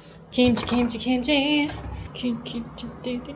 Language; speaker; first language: Korean; non-native, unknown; German